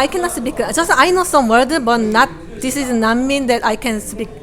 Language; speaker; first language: English; non-native, learner; Korean